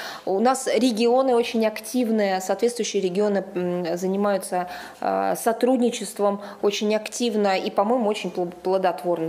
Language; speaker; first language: Russian; native; Russian